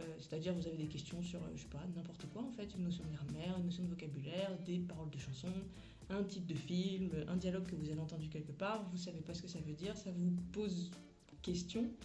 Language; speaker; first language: French; native; French